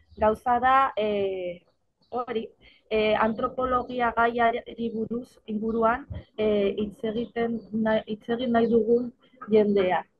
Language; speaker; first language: Basque; non-native, local second language; Spanish